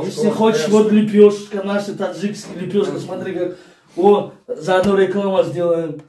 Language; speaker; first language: Russian; non-native, fluent; Tajik